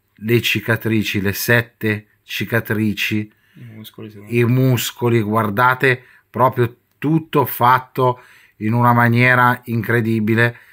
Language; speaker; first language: Italian; native; Italian